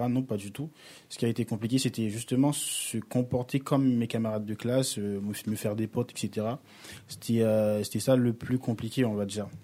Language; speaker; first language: French; early bilingual, other home language; Haitian Creole